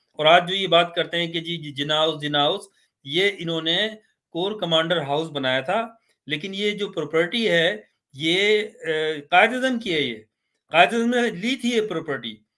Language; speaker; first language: Urdu; native; Urdu